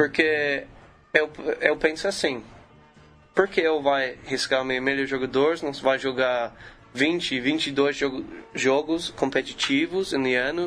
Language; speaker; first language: Portuguese; non-native, learner; English